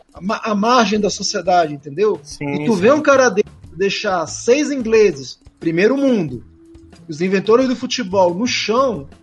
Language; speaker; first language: Portuguese; native; Portuguese